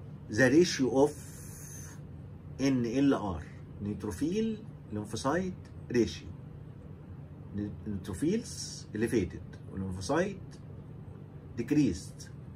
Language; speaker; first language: English; non-native, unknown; Arabic